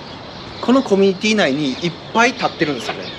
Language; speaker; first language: Japanese; native; Japanese